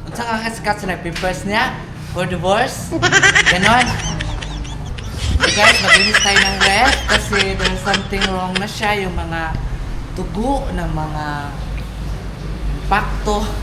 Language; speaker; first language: Filipino; non-native, local second language; Cebuano